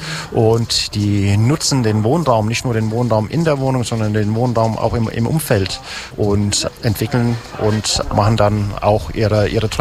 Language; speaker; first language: German; native; German